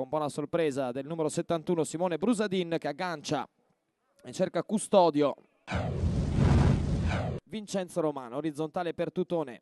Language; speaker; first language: Italian; native; Italian